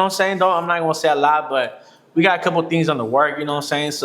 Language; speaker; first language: English; native; English